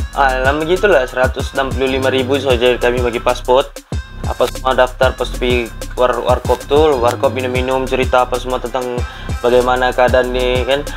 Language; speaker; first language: Malay; native; Malay